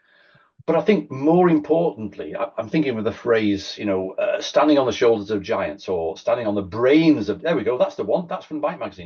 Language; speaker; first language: English; native; English